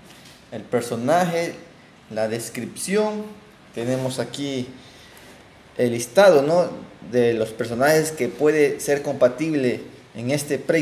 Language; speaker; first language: Spanish; native; Spanish